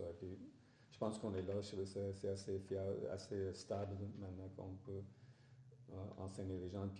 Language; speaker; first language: French; non-native, fluent; English